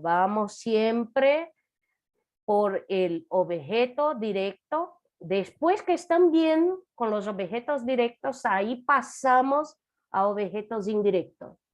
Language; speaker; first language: Spanish; non-native, fluent; Portuguese